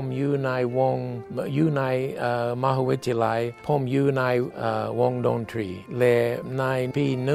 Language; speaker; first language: Thai; non-native, fluent; English